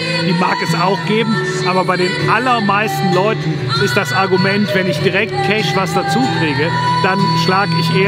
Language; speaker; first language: German; native; German